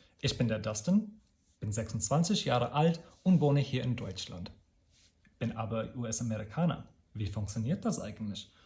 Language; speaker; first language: German; non-native, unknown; English